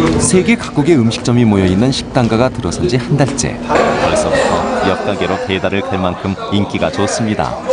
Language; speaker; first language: Korean; native; Korean